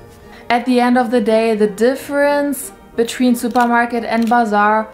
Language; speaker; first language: English; non-native, fluent; German